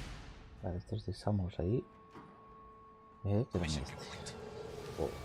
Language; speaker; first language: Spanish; non-native, local second language; Galician